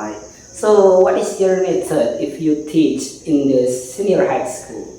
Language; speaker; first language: English; non-native, learner; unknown